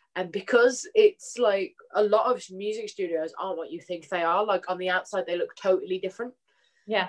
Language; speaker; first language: English; native; English